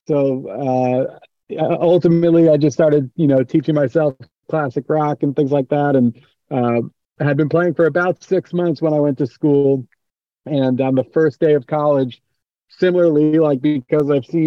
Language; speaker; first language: English; native; English